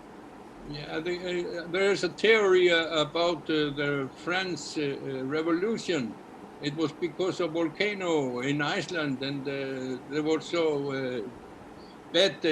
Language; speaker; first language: English; non-native, learner; Icelandic